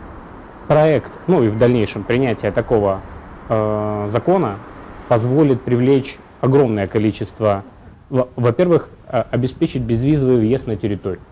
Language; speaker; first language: Russian; native; Russian